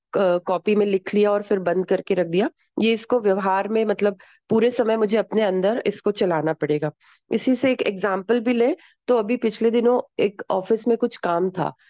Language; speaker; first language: Hindi; native; Hindi